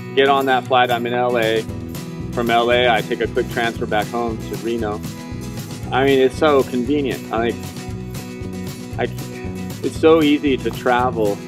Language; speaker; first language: English; native; English